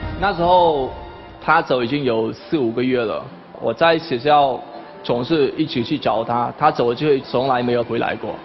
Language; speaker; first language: Chinese; non-native, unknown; Khmer